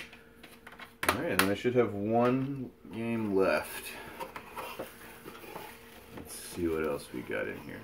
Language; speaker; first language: English; native; English